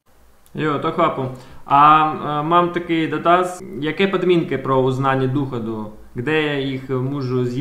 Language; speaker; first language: Czech; non-native, learner; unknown